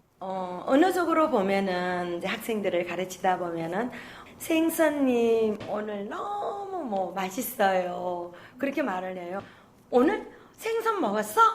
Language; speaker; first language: Korean; native; Korean